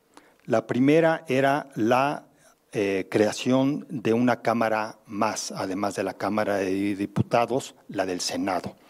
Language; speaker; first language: Spanish; native; Spanish